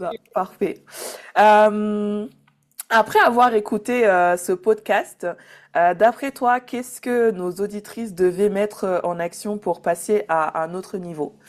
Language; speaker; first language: French; native; French